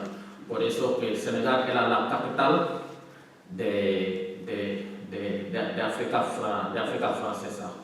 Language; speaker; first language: Spanish; non-native, learner; Wolof